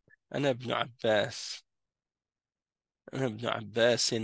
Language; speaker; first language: Arabic; non-native, fluent; French